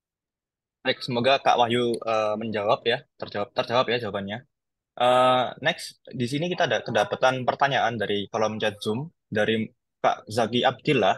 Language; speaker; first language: Indonesian; native; Indonesian